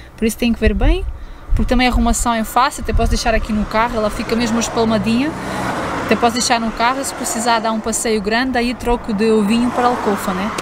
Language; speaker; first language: Portuguese; non-native, fluent; Ukrainian